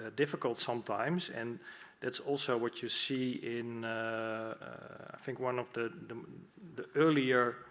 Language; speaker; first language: English; non-native, fluent; Dutch